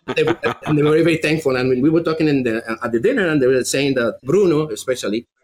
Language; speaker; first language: English; non-native, fluent; Spanish